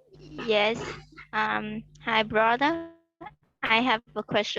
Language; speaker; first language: English; non-native, learner; Khmer